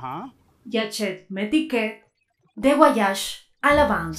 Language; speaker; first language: French; non-native, fluent; Spanish